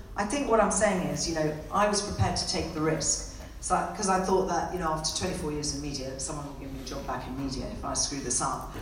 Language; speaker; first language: English; native; English